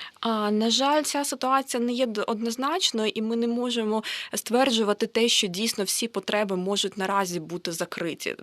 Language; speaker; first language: Ukrainian; native; Ukrainian